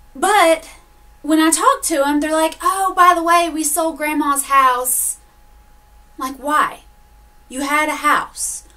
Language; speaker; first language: English; native; English